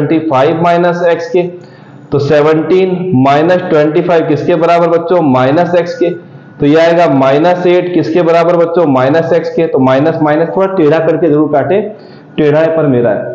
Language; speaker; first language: Hindi; native; Hindi